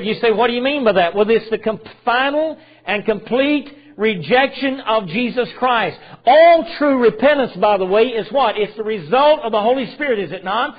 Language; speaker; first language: English; native; English